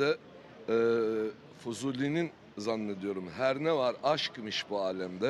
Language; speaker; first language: Turkish; native; Turkish